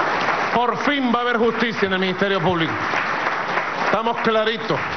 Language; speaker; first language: Spanish; native; Spanish